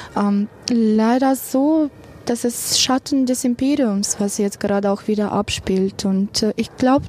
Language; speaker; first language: German; non-native, fluent; Russian